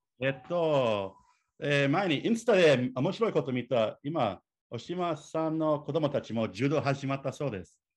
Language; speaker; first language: Japanese; non-native, learner; English